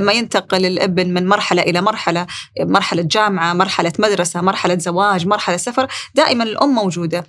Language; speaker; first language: Arabic; native; Arabic